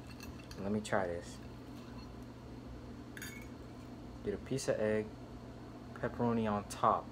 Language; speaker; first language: English; native; English